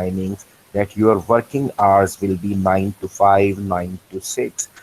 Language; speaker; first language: English; non-native, local second language; Urdu